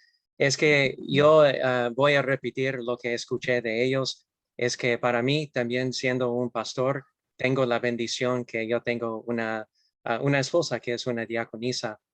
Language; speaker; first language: Spanish; non-native, fluent; English